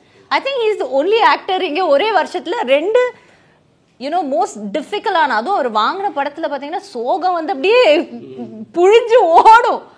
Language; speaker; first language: Tamil; native; Tamil